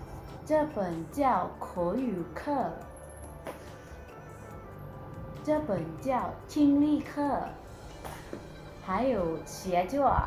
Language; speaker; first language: Chinese; non-native, learner; Lao